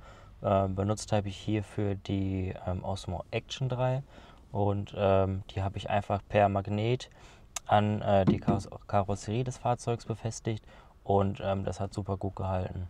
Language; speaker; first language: German; native; German